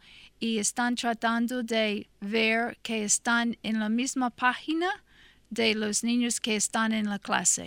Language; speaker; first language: Spanish; non-native, fluent; English